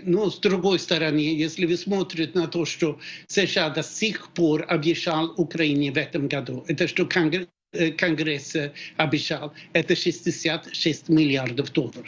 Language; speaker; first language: Russian; non-native, fluent; Swedish